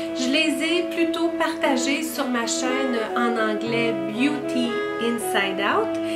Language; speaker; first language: French; native; French